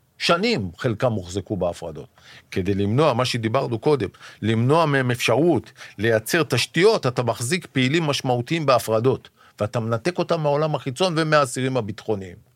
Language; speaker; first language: Hebrew; native; Hebrew